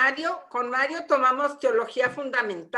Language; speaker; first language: Spanish; native; Spanish